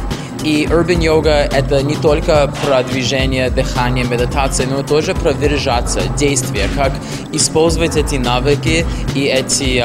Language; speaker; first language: Russian; non-native, fluent; English